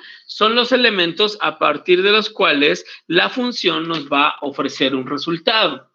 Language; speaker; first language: Spanish; native; Spanish